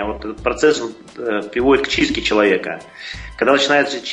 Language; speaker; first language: Russian; native; Russian